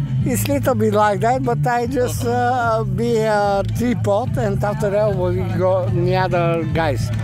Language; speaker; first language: English; non-native, learner; Bulgarian